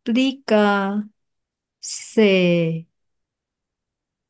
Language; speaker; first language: Spanish; non-native, learner; Chinese